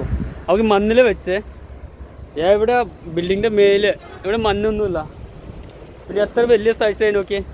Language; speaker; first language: Malayalam; non-native, local second language; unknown